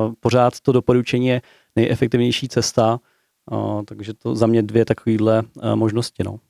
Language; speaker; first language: Czech; native; Czech